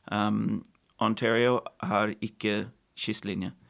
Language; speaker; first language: Norwegian; non-native, fluent; English